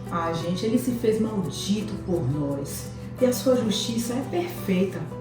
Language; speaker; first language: Portuguese; native; Portuguese